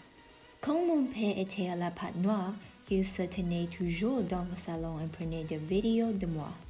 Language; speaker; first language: French; non-native, learner; Chinese